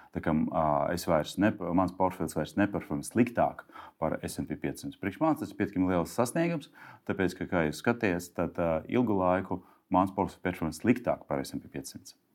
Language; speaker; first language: Latvian; non-native, local second language; Russian